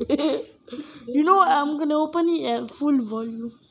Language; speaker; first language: English; non-native, local second language; Malay